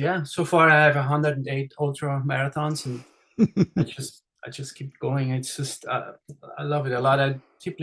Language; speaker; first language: English; non-native, fluent; Swiss German